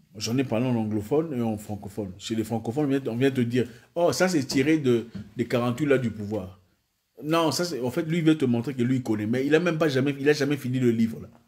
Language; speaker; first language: French; non-native, local second language; Swahili